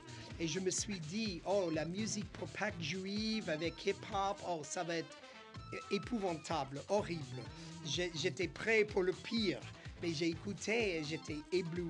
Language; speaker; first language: French; non-native, fluent; English